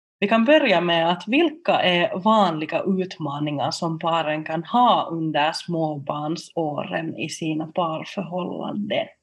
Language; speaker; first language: Swedish; non-native, local second language; Finnish